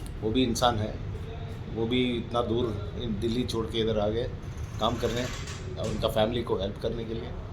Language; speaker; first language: Hindi; non-native, local second language; Malayalam